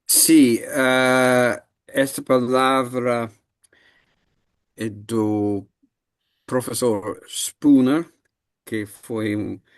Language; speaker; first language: Portuguese; non-native, learner; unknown